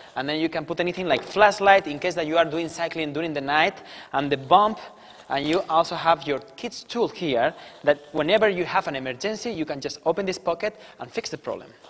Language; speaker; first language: English; non-native, fluent; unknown